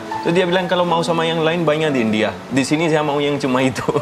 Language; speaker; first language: Indonesian; non-native, fluent; Hindi